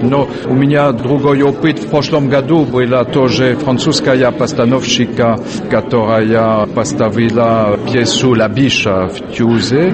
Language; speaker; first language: Russian; non-native, fluent; French